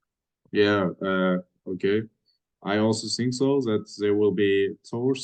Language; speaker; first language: English; non-native, fluent; Russian